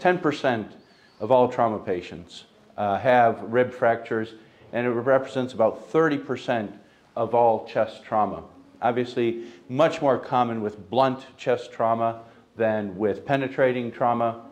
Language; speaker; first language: English; early bilingual, other home language; Ukrainian